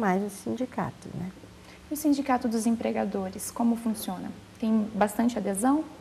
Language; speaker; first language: Portuguese; native; Portuguese